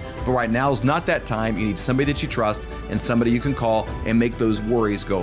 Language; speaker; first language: English; native; English